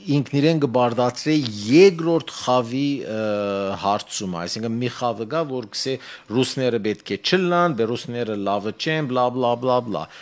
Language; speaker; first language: Armenian; early bilingual, heritage; Armenian